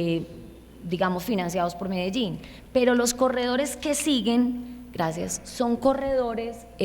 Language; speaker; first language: Spanish; native; Spanish